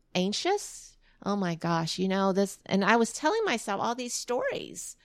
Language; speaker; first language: English; early bilingual, other home language; Vietnamese